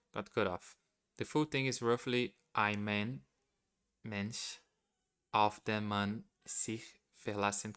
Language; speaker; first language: German; non-native, learner; Portuguese